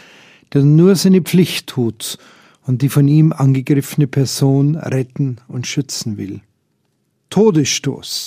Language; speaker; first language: German; native; German